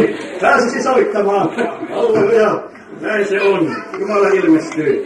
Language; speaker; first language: Finnish; native; Finnish